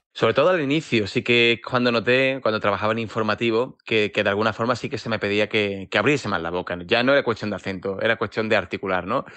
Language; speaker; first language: Spanish; native; Spanish